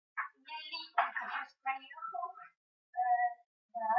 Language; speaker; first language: Russian; native; Russian